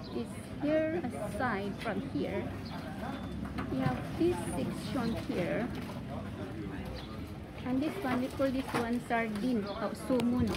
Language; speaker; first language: English; non-native, local second language; Filipino